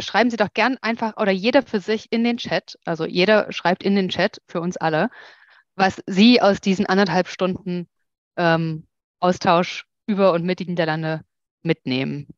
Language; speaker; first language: German; native; German